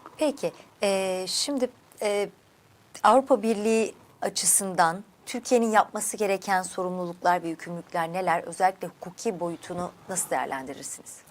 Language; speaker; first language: Turkish; native; Turkish